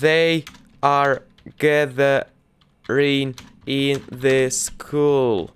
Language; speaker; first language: English; non-native, learner; Russian